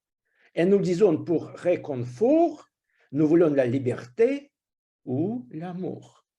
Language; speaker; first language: French; non-native, fluent; Russian